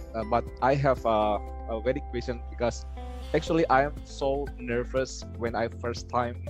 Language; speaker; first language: English; non-native, learner; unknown